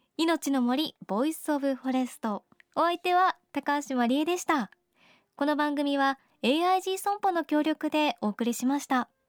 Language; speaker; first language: Japanese; native; Japanese